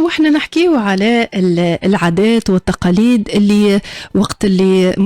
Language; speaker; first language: Arabic; native; Arabic